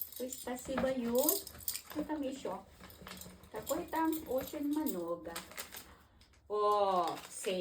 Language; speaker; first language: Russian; non-native, learner; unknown